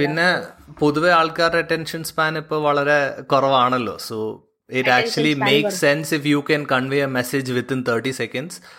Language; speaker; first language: Malayalam; early bilingual, heritage; Malayalam